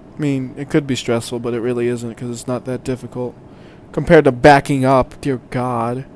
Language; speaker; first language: English; native; English